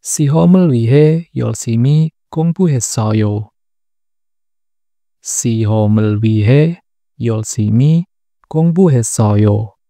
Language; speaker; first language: Korean; non-native, learner; Indonesian